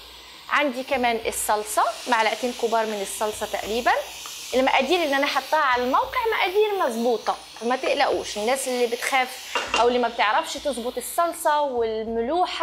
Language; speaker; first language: Arabic; native; Arabic